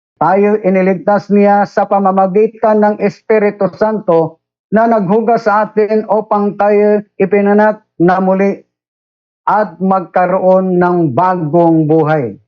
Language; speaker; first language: Filipino; non-native, local second language; Cebuano